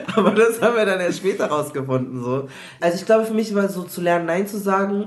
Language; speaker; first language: German; early bilingual, other home language; Igbo